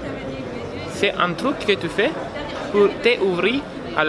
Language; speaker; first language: French; non-native, learner; Italian